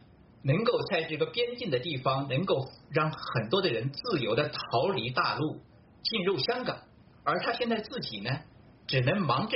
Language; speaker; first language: Chinese; native; Chinese